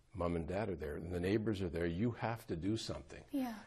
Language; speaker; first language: English; native; English